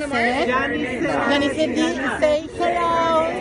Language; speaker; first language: Spanish; native; Spanish